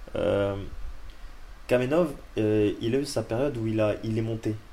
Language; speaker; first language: French; native; French